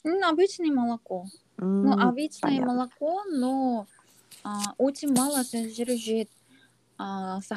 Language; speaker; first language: Russian; non-native, learner; Korean